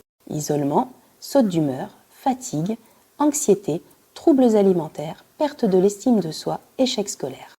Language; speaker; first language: French; native; French